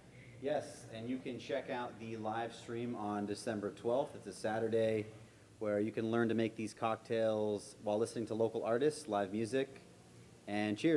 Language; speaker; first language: English; native; English